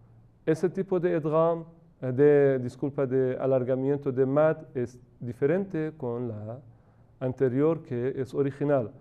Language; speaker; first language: Spanish; non-native, fluent; Persian